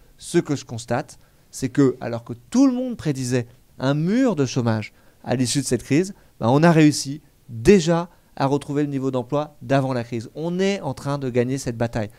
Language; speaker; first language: French; native; French